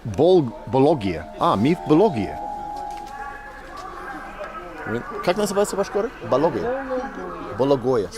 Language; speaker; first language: Russian; non-native, learner; English